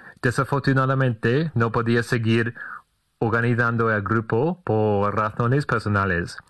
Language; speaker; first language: Spanish; non-native, fluent; English